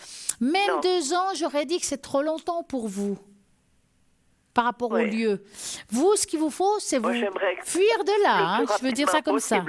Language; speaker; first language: French; native; French